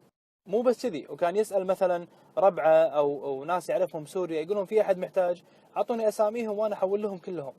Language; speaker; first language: Arabic; native; Arabic